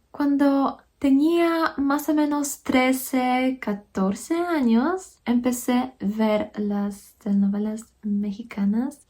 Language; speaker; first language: Spanish; non-native, fluent; Polish